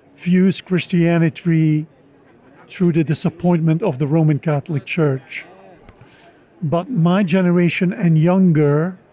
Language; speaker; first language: English; non-native, fluent; Dutch